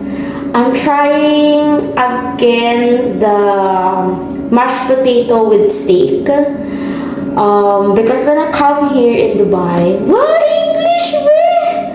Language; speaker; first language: English; non-native, learner; Filipino